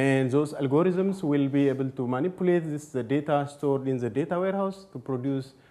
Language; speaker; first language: English; non-native, fluent; Amharic